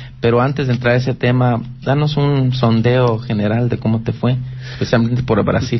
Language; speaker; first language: Spanish; early bilingual, heritage; Spanish